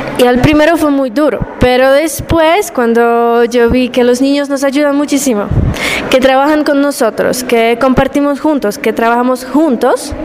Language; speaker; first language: Spanish; non-native, learner; Polish